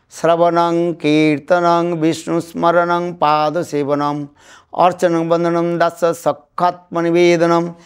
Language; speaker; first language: Hindi; non-native, local second language; Bangla